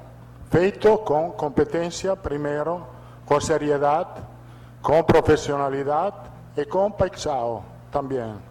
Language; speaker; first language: Portuguese; non-native, learner; Italian